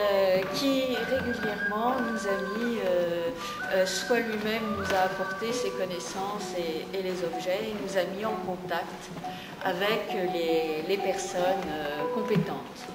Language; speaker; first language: French; native; French